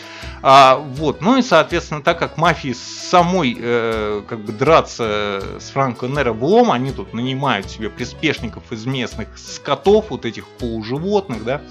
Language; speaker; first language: Russian; native; Russian